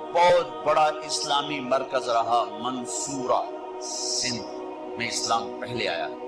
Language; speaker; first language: Urdu; non-native, local second language; Punjabi